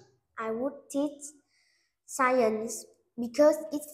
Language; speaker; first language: English; non-native, learner; Vietnamese